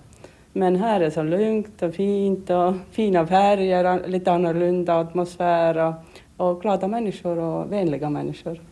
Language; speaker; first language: Swedish; non-native, learner; Estonian